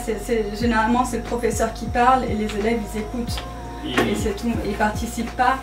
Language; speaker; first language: French; native; French